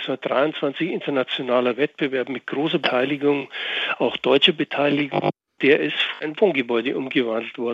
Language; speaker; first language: German; native; German